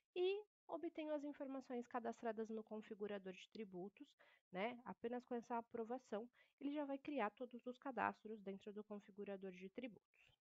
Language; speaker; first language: Portuguese; native; Portuguese